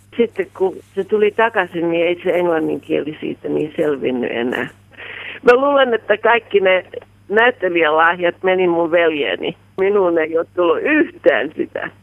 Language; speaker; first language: Finnish; early bilingual, heritage; Finnish